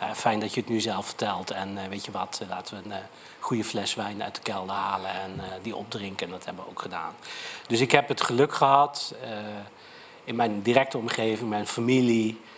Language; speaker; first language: Dutch; native; Dutch